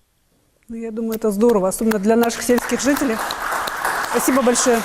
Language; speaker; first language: Russian; native; Russian